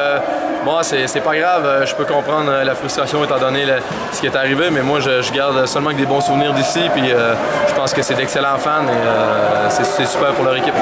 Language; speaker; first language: French; native; French